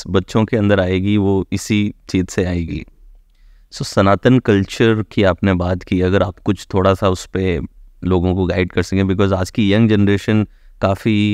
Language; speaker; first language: Hindi; native; Hindi